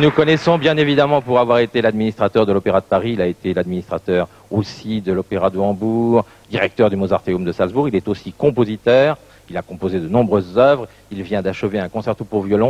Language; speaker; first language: French; native; French